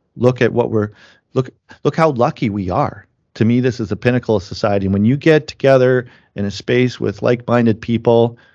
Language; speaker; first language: English; native; English